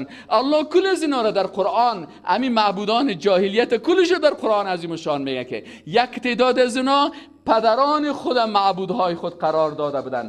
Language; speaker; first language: Persian; native; Persian